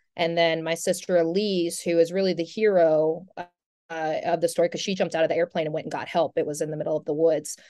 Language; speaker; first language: English; native; English